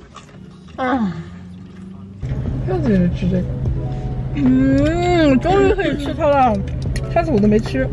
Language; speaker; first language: Chinese; early bilingual, heritage; Chinese